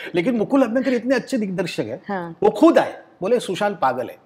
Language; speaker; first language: Hindi; non-native, local second language; Marathi